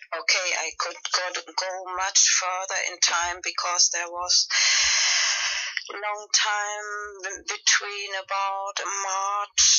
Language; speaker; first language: English; non-native, fluent; Spanish